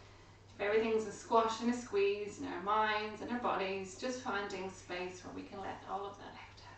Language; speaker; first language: English; native; English